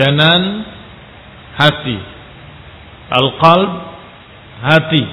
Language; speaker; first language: Arabic; non-native, fluent; Indonesian